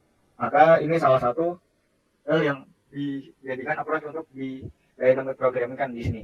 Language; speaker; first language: Indonesian; native; Indonesian